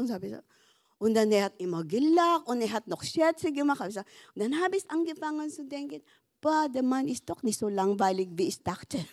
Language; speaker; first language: German; non-native, learner; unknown